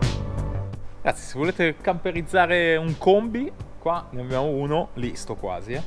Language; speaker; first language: Italian; native; Italian